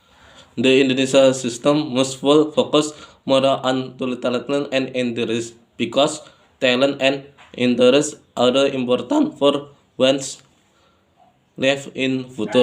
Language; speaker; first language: English; non-native, learner; Indonesian